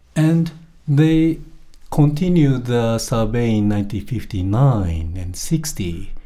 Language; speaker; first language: English; non-native, fluent; Japanese